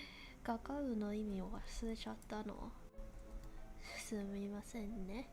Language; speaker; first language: Japanese; non-native, learner; English